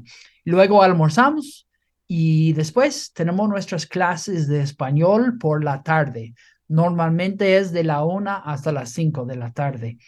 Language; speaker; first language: Spanish; non-native, fluent; English